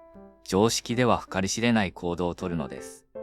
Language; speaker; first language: Japanese; native; Japanese